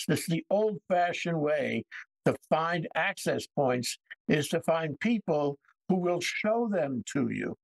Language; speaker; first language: English; native; English